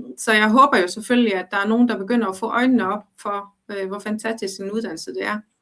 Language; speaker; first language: Danish; early bilingual, other home language; Arabic